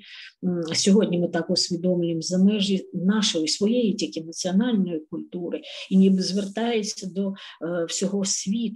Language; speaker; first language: Ukrainian; native; Ukrainian